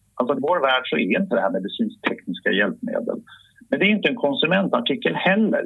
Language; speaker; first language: Swedish; native; Swedish